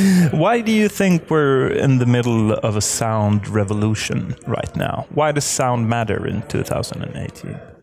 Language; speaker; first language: English; non-native, fluent; Swedish